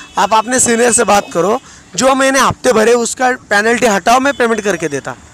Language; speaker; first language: Hindi; non-native, local second language; Marathi